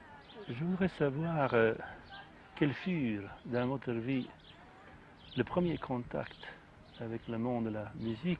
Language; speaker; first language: French; non-native, fluent; Macedonian